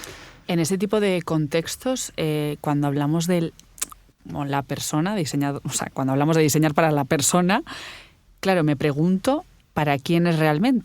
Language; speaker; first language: Spanish; native; Spanish